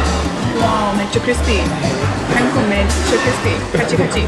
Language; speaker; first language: Japanese; non-native, learner; English